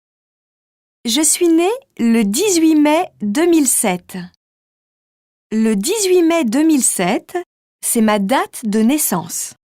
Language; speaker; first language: French; native; French